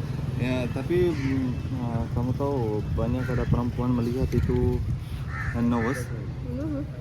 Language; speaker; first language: Indonesian; non-native, learner; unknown